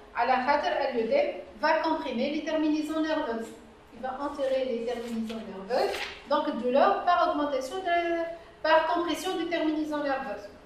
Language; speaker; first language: French; non-native, local second language; Arabic